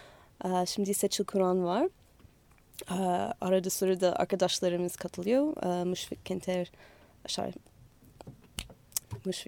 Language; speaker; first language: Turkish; non-native, learner; English